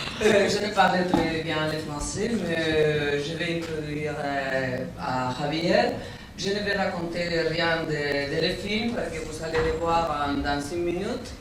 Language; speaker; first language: French; non-native, learner; Spanish